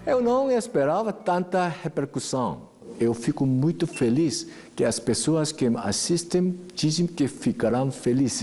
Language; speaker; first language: Portuguese; non-native, learner; Korean